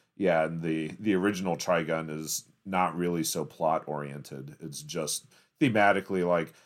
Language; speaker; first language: English; native; English